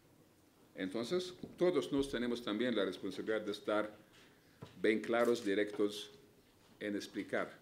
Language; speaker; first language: Spanish; non-native, fluent; Arabic